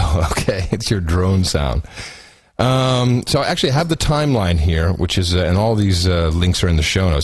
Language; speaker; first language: English; native; English